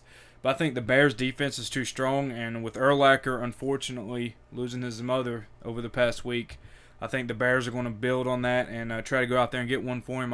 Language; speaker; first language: English; native; English